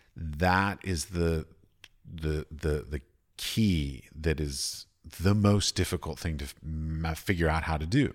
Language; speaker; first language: English; native; English